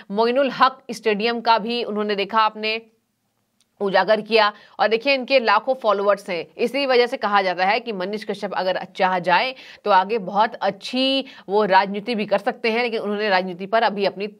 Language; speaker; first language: Hindi; native; Hindi